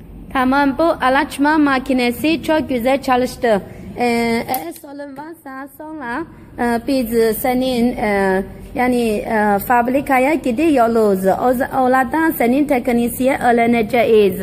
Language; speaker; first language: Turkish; non-native, learner; Chinese